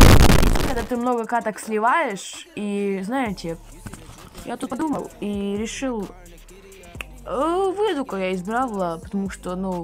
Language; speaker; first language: Russian; native; Russian